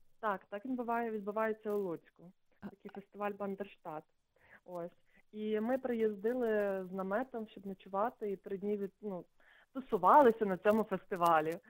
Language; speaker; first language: Ukrainian; native; Ukrainian